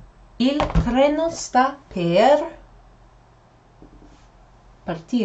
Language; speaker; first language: Italian; non-native, fluent; English